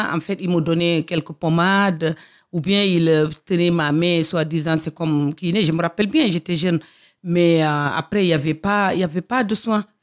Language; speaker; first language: French; non-native, local second language; Fula